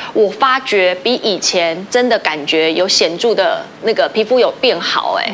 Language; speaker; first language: Chinese; native; Chinese